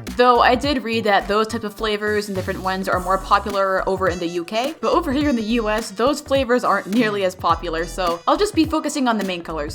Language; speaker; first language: English; native; English